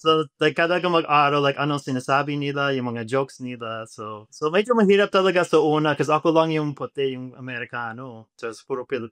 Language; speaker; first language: Filipino; non-native, fluent; English